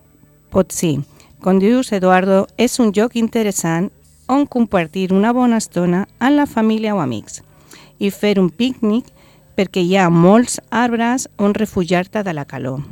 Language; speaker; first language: Catalan; non-native, learner; Spanish